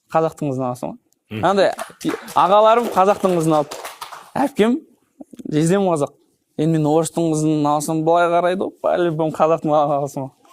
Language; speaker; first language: Kazakh; non-native, local second language; Russian